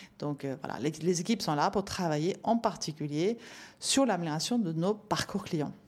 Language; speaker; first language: French; non-native, fluent; Norwegian